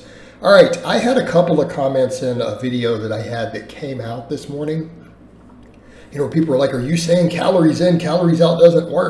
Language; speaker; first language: English; native; English